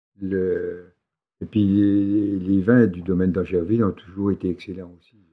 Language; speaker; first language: French; native; French